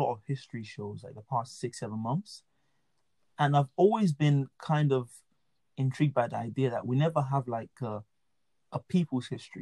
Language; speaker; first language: English; non-native, local second language; Yoruba